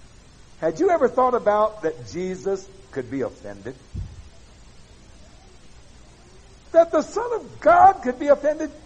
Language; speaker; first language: English; native; English